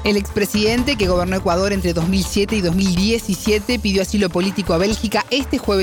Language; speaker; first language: Spanish; native; Spanish